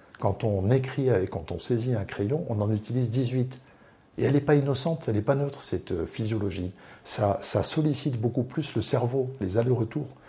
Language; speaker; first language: French; native; French